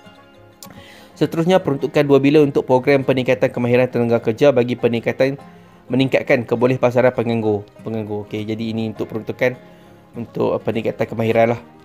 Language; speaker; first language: Malay; native; Malay